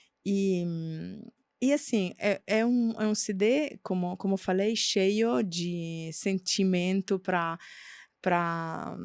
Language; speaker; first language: Portuguese; non-native, fluent; Italian